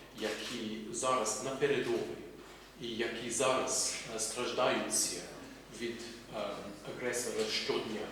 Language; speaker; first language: Ukrainian; non-native, fluent; English